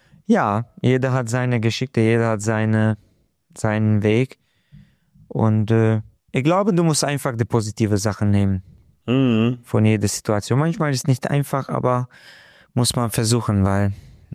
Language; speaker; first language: German; non-native, local second language; Hungarian